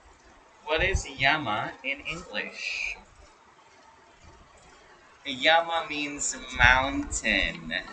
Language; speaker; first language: English; non-native, local second language; Filipino